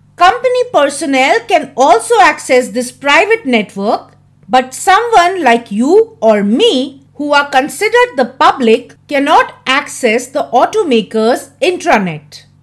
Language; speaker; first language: English; non-native, local second language; Hindi